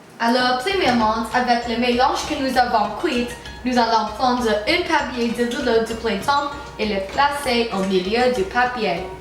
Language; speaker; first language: French; non-native, learner; English